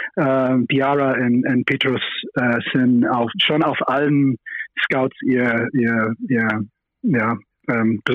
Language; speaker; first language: German; non-native, fluent; English